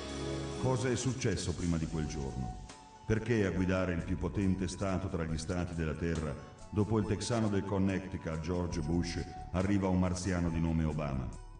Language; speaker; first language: Italian; native; Italian